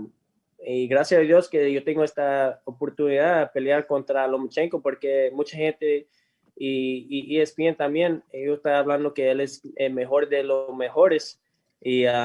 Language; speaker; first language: Spanish; early bilingual, heritage; English